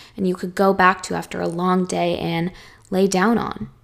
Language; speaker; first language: English; native; English